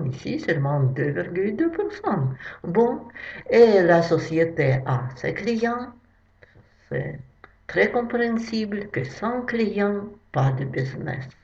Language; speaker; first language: French; non-native, fluent; Russian